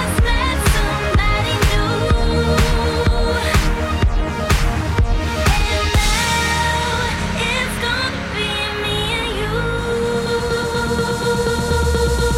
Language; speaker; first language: English; native; English